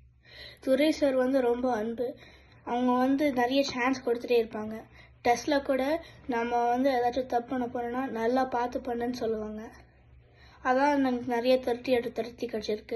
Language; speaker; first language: Tamil; early bilingual, heritage; Tamil